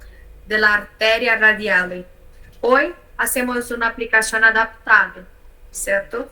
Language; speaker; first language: Spanish; non-native, learner; Portuguese